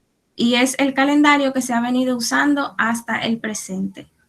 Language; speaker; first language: Spanish; native; Spanish